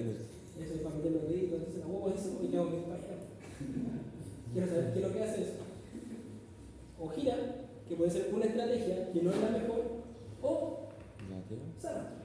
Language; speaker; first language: Spanish; native; Spanish